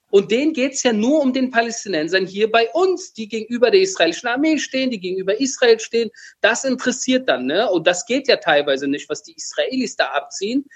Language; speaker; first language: German; early bilingual, other home language; Persian